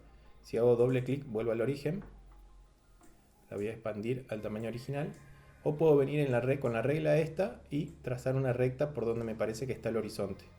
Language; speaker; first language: Spanish; native; Spanish